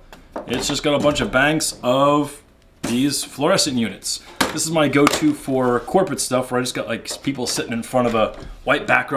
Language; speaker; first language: English; native; English